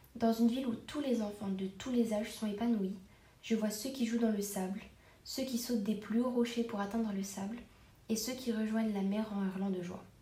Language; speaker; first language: French; non-native, local second language; Arabic